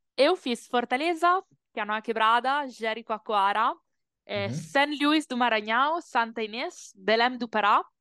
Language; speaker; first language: Portuguese; non-native, learner; Italian